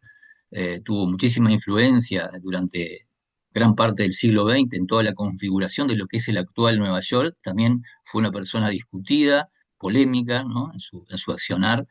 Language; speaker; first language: Spanish; native; Spanish